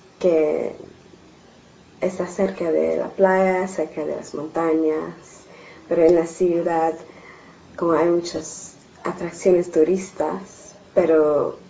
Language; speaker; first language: Spanish; non-native, learner; English